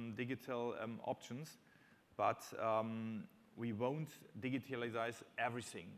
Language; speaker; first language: English; non-native, fluent; German